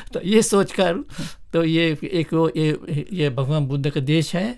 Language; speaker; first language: Hindi; non-native, fluent; Japanese